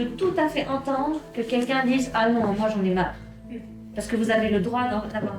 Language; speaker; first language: French; native; French